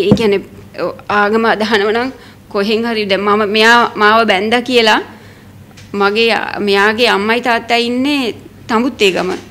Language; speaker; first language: Sinhala; non-native, local second language; Tamil